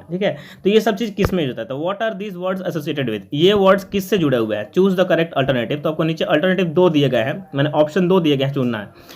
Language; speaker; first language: Hindi; native; Hindi